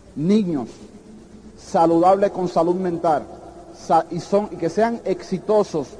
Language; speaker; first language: Spanish; early bilingual, heritage; Spanish